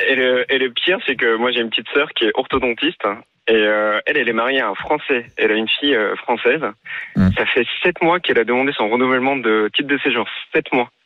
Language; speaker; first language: French; non-native, fluent; Korean